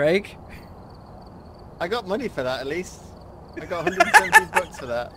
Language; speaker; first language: English; native; English